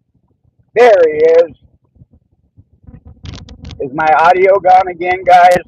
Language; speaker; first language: English; native; English